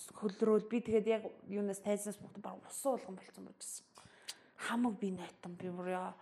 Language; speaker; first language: Mongolian; early bilingual, heritage; Mongolian